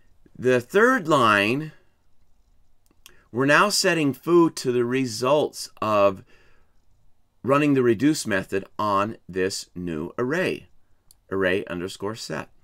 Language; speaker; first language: English; native; English